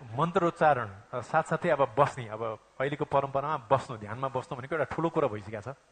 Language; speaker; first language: Nepali; native; Nepali